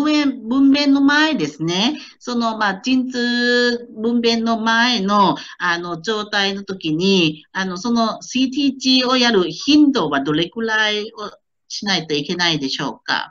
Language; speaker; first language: Japanese; non-native, fluent; Thai